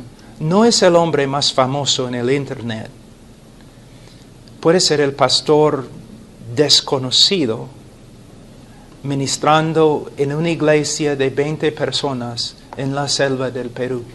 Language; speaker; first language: Spanish; non-native, fluent; English